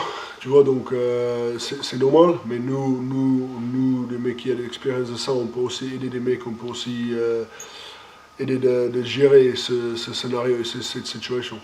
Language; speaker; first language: French; non-native, fluent; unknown